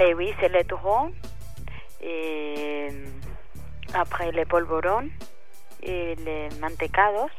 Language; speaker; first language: French; non-native, learner; Spanish